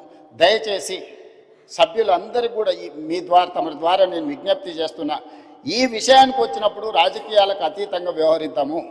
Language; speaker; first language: Telugu; native; Telugu